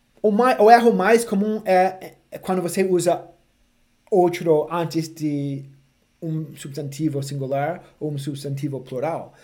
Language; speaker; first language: Portuguese; non-native, fluent; English